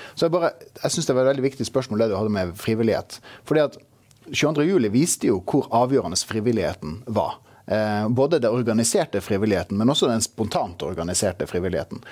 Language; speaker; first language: Norwegian; native; Norwegian